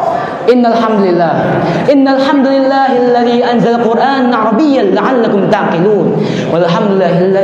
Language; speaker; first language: Arabic; non-native, learner; Indonesian